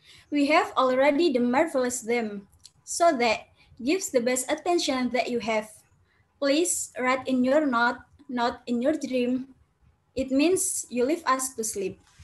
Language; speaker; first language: English; non-native, learner; Indonesian